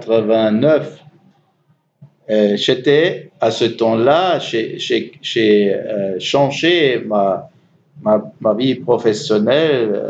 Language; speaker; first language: French; non-native, learner; German